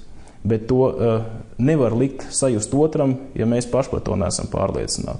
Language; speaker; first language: Latvian; native; Latvian